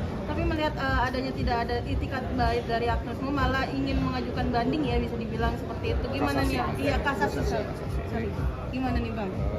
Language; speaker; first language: Indonesian; native; Indonesian